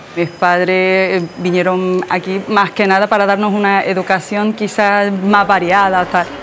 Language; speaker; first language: Spanish; early bilingual, other home language; Korean